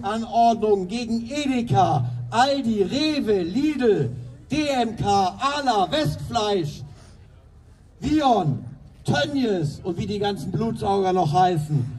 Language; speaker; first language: German; native; German